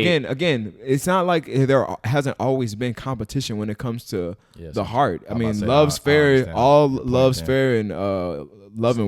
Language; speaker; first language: English; native; English